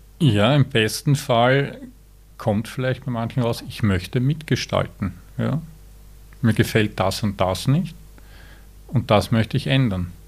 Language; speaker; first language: German; native; German